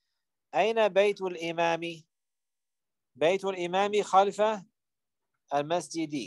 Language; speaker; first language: Arabic; non-native, fluent; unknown